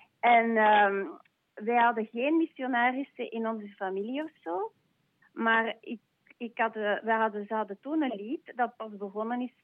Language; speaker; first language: Dutch; non-native, local second language; French